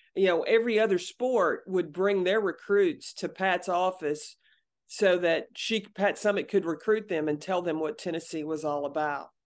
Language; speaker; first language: English; native; English